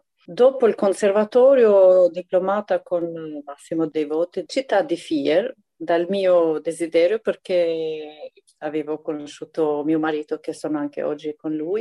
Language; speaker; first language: Italian; non-native, fluent; Albanian